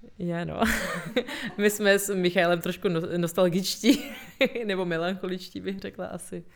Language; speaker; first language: Czech; early bilingual, other home language; Russian